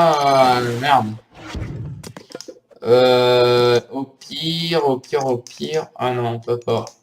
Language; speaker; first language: French; native; French